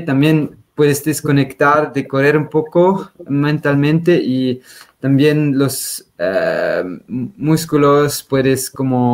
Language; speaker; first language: Spanish; non-native, fluent; Swiss German